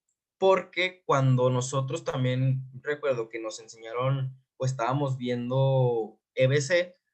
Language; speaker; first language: Spanish; native; Spanish